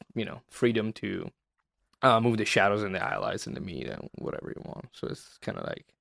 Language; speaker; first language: English; non-native, fluent; Italian